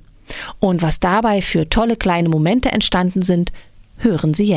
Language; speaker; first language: German; native; German